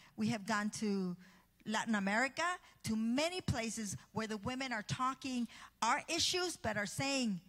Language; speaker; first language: English; early bilingual, other home language; Spanish